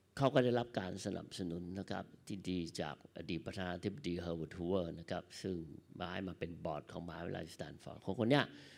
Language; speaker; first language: Thai; native; Thai